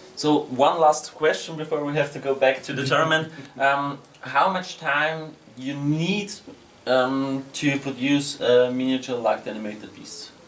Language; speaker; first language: English; non-native, learner; German